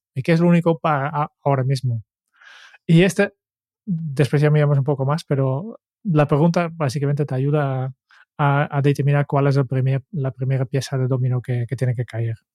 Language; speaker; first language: Spanish; non-native, fluent; Dutch